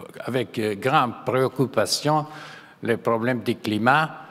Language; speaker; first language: French; non-native, fluent; Spanish